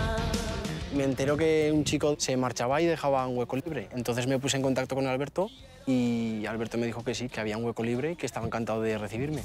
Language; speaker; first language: Spanish; native; Spanish